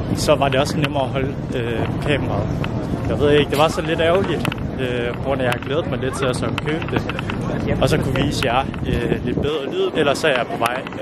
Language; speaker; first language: Danish; early bilingual, other home language; Vietnamese